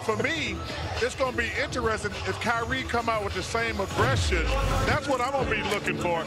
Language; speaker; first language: English; native; English